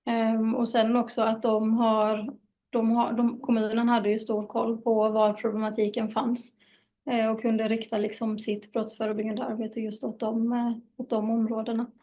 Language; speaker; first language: Swedish; native; Swedish